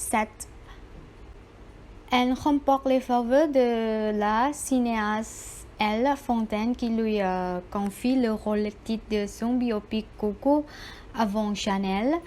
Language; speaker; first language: French; non-native, learner; Thai